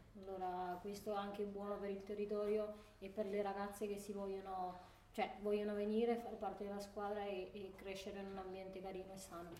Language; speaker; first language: Italian; non-native, fluent; Spanish